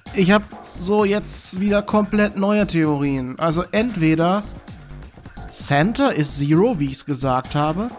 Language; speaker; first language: German; native; German